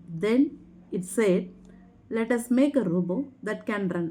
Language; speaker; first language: English; non-native, local second language; Tamil